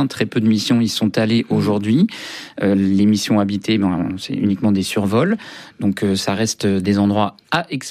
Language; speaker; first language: French; native; French